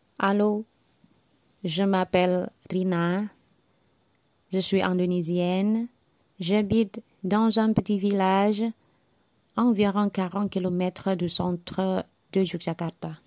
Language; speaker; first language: French; non-native, learner; Javanese